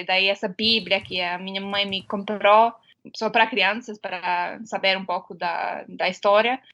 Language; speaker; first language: Portuguese; non-native, fluent; Estonian